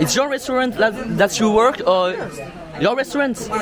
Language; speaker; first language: English; non-native, learner; French